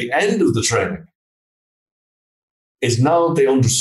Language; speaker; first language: English; native; English